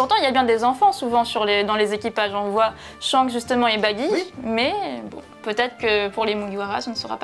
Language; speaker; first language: French; native; French